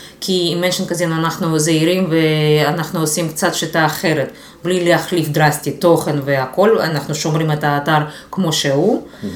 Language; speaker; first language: Hebrew; non-native, fluent; Russian